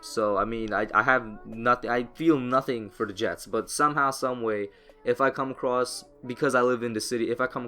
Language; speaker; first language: English; native; English